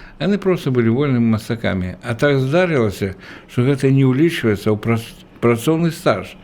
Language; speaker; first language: Belarusian; native; Belarusian